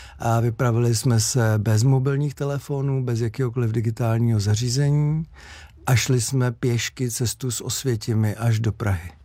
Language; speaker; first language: Czech; native; Czech